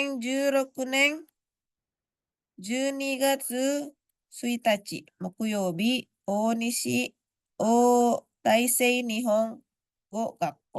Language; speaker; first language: Japanese; non-native, fluent; Indonesian